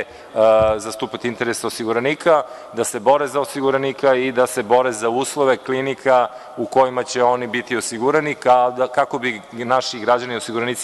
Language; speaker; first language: Serbian; native; Serbian